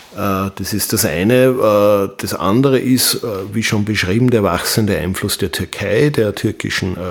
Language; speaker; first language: German; native; German